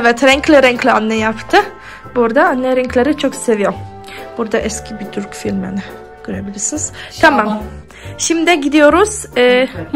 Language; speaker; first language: Turkish; non-native, learner; Polish